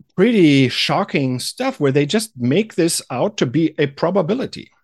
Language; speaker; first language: English; non-native, fluent; German